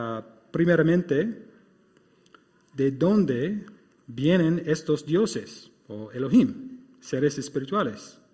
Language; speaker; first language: Spanish; non-native, fluent; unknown